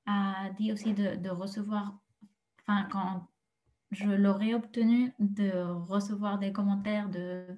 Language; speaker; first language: French; non-native, fluent; Spanish